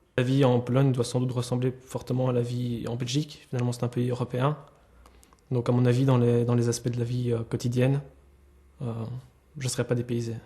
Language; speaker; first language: French; native; French